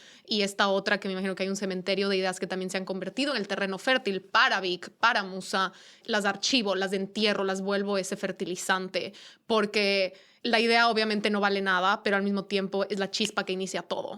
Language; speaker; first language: Spanish; native; Spanish